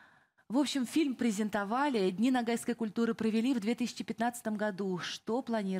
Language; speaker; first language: Russian; native; Russian